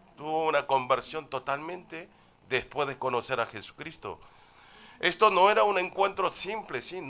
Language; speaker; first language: Spanish; non-native, fluent; Korean